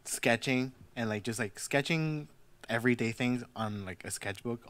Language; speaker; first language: English; early bilingual, other home language; Spanish